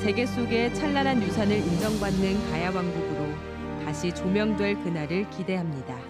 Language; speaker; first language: Korean; native; Korean